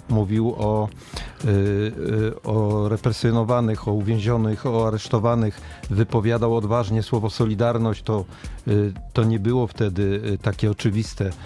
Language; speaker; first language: Polish; native; Polish